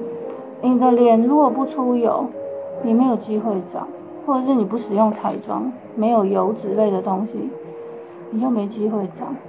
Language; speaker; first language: Chinese; native; Chinese